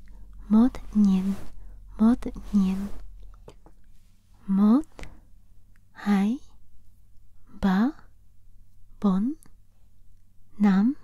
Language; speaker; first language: Vietnamese; non-native, learner; English